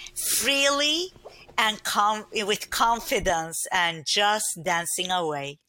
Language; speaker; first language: English; non-native, fluent; Turkish